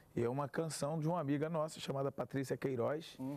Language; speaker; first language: Portuguese; native; Portuguese